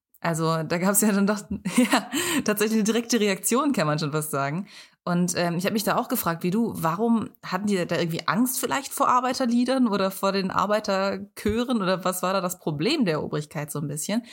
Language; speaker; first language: German; native; German